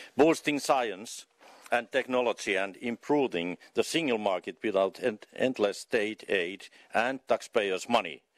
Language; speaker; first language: English; non-native, fluent; Finnish